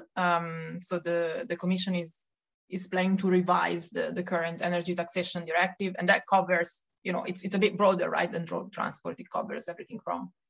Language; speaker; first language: English; non-native, fluent; Italian